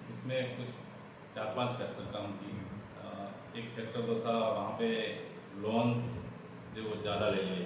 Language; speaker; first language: Hindi; non-native, local second language; Gujarati